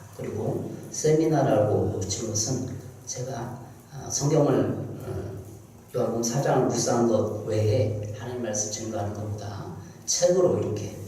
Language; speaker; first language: Korean; native; Korean